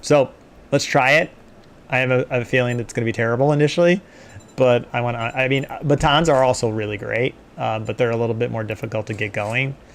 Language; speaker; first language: English; native; English